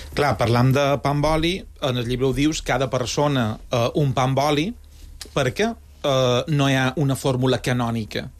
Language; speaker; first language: Catalan; native; Catalan